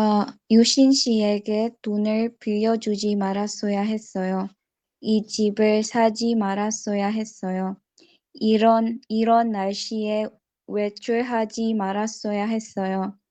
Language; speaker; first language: Korean; non-native, learner; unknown